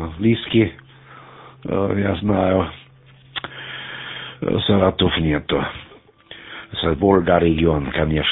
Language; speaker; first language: Russian; non-native, learner; German